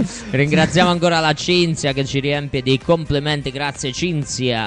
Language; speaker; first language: Italian; native; Italian